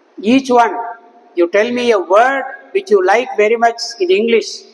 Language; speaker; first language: English; non-native, local second language; Tamil